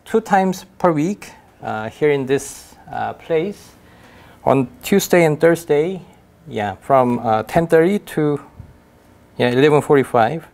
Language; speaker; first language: English; non-native, fluent; Korean